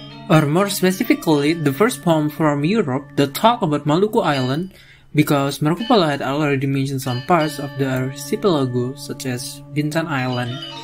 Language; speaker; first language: English; non-native, fluent; Indonesian